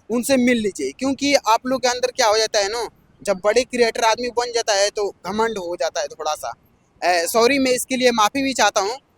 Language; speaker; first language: Hindi; native; Hindi